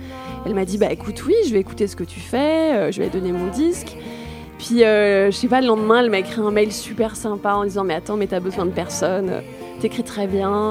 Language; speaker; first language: French; native; French